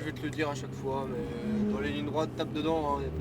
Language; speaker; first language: French; native; French